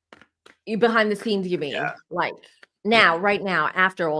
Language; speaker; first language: English; native; English